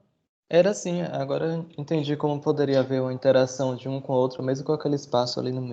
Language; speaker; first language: Portuguese; native; Portuguese